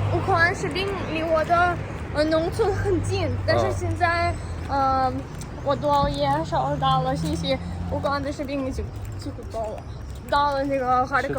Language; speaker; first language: Chinese; non-native, fluent; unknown